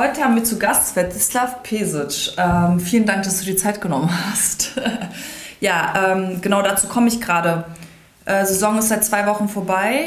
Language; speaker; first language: German; early bilingual, other home language; Serbian